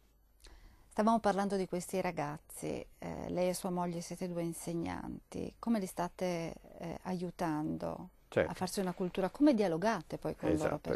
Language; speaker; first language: Italian; native; Italian